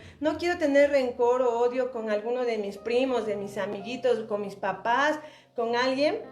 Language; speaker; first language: Spanish; native; Spanish